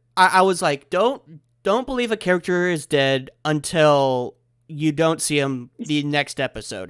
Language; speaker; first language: English; native; English